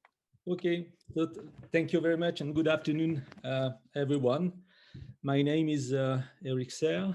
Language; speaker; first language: English; non-native, fluent; French